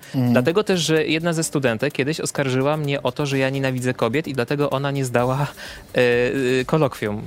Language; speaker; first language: Polish; native; Polish